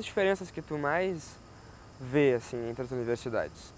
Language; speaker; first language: Portuguese; native; Portuguese